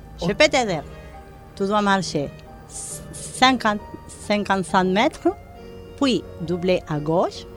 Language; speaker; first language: French; non-native, learner; Spanish